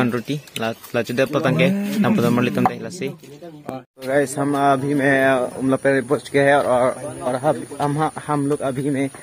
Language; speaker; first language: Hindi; non-native, local second language; Karbi